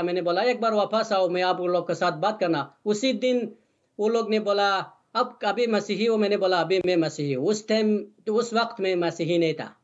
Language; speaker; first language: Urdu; non-native, learner; Persian